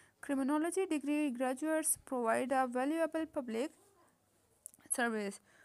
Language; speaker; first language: English; non-native, local second language; Urdu